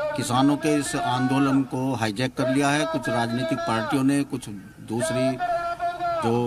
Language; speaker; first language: Hindi; native; Hindi